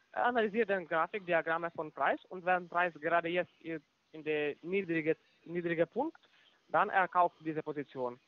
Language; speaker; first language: German; non-native, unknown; Russian